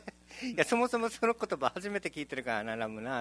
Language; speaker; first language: Japanese; native; Japanese